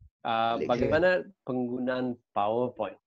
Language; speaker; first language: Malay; non-native, local second language; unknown